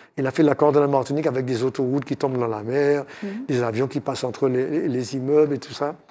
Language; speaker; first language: French; native; French